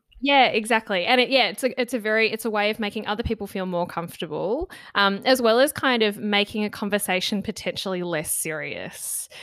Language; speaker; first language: English; native; English